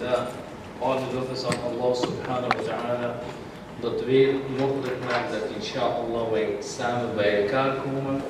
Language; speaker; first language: Dutch; non-native, fluent; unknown